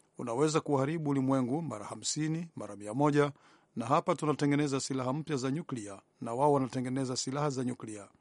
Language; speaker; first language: Swahili; non-native, local second language; Rundi